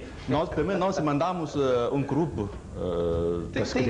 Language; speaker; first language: Portuguese; non-native, fluent; Chinese